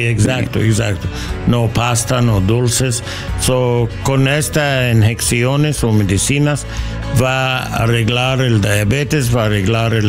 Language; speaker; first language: Spanish; non-native, learner; English